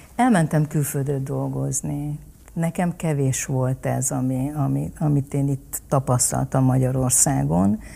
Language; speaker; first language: Hungarian; early bilingual, other home language; Vietnamese